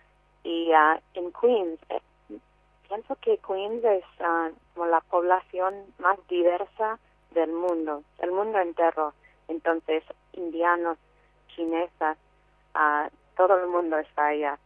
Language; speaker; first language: Spanish; non-native, fluent; English